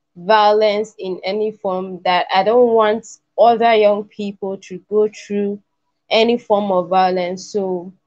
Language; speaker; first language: English; non-native, local second language; Igbo